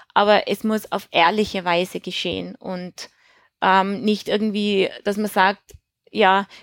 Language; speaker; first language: German; native; German